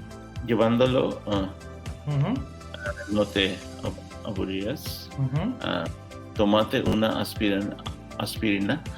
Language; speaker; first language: Spanish; non-native, learner; English